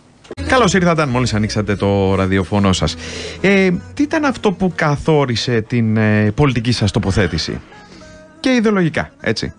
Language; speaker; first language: Greek; native; Greek